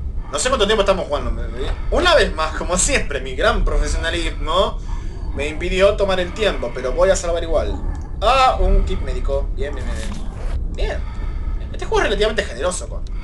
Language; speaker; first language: Spanish; native; Spanish